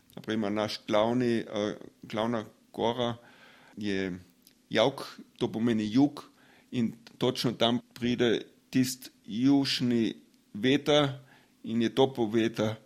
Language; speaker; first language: Slovenian; non-native, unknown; German